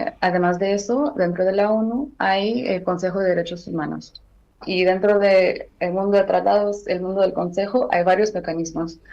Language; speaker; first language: Spanish; non-native, fluent; Armenian